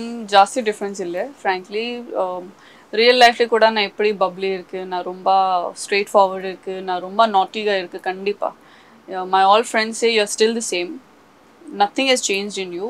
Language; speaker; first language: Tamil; non-native, learner; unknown